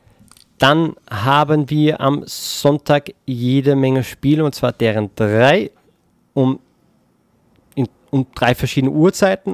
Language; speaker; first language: German; native; German